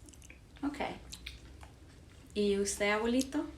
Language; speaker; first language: Spanish; early bilingual, heritage; English